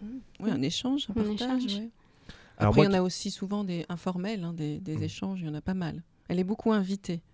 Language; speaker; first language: French; native; French